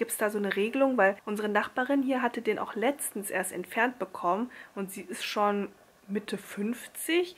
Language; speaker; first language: German; native; German